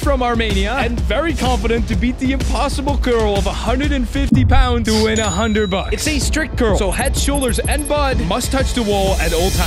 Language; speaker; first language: English; native; English